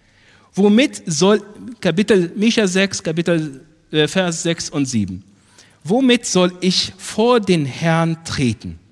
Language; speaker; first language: German; non-native, fluent; Arabic